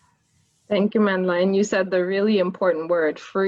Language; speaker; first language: English; native; English